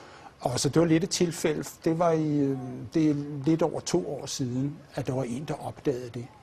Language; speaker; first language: Danish; native; Danish